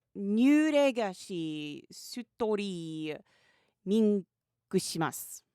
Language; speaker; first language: Japanese; non-native, learner; English